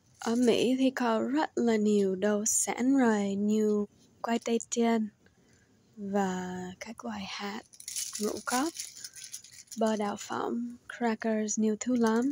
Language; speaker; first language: Vietnamese; early bilingual, heritage; Vietnamese